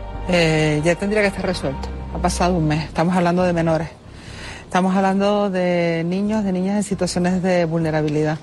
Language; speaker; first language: Spanish; native; Spanish